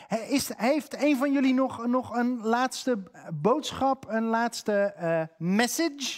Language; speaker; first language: Dutch; native; Dutch